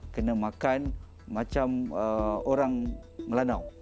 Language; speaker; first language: Malay; native; Malay